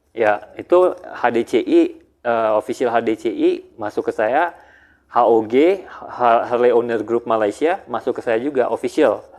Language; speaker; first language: Indonesian; early bilingual, heritage; Indonesian